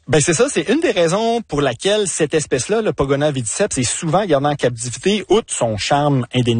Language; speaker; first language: French; native; French